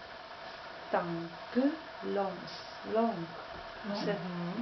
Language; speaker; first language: French; non-native, learner; Czech